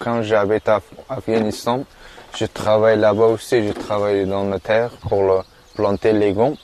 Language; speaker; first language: French; non-native, learner; Persian